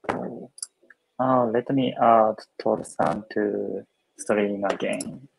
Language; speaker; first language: English; non-native, fluent; Japanese